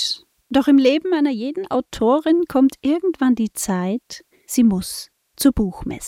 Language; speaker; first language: German; native; German